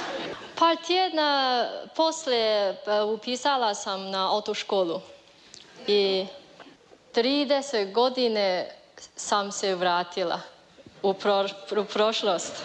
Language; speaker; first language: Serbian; non-native, learner; Chinese